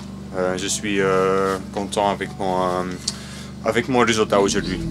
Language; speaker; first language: French; non-native, fluent; Dutch